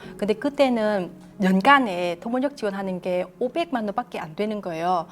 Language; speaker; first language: Korean; non-native, fluent; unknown